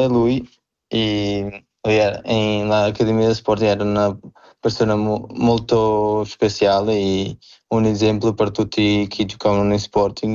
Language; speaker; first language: Italian; non-native, learner; Portuguese